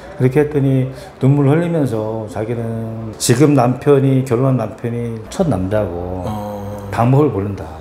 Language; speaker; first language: Korean; native; Korean